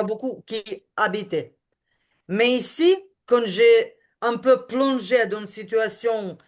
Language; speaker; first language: French; non-native, learner; Ukrainian